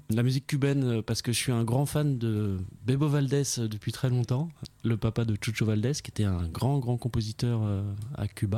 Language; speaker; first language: French; native; French